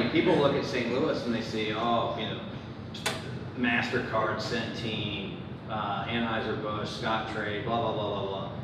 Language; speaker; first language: English; native; English